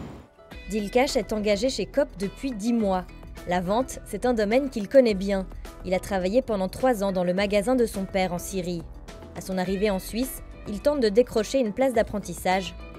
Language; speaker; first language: French; native; French